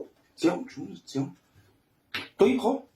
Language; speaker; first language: Chinese; native; Chinese